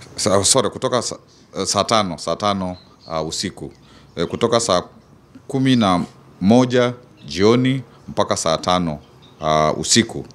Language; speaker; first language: Swahili; non-native, local second language; Kamba